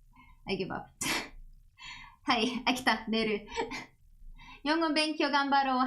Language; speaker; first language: Japanese; non-native, learner; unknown